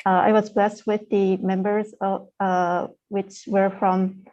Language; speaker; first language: English; non-native, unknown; Japanese